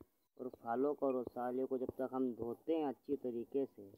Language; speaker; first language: Hindi; non-native, local second language; Gujarati